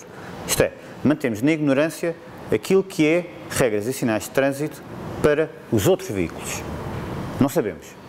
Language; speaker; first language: Portuguese; native; Portuguese